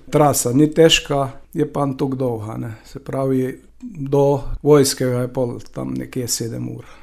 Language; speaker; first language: Slovenian; native; Slovenian